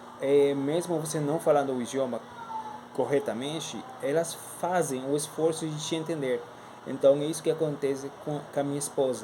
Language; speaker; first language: Portuguese; non-native, fluent; Spanish